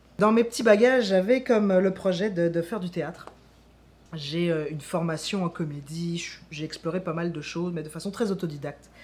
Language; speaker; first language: French; native; French